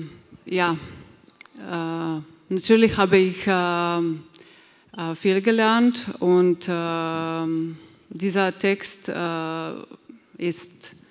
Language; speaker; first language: German; non-native, fluent; Slovenian